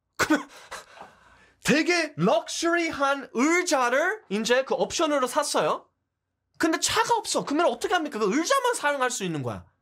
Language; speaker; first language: Korean; non-native, fluent; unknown